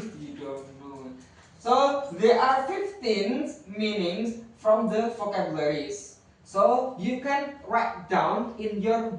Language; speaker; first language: English; non-native, learner; Indonesian